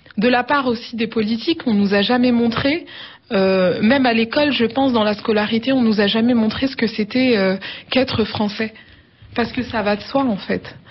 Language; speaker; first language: French; early bilingual, other home language; Arabic